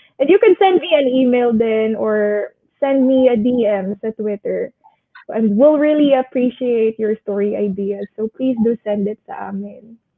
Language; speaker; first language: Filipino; native; Filipino